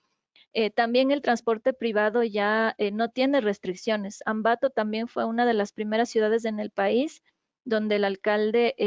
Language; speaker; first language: Spanish; native; Spanish